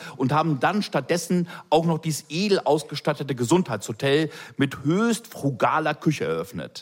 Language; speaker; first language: German; native; German